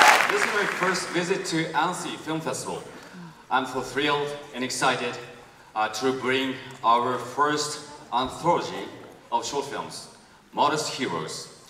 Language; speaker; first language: English; non-native, fluent; Japanese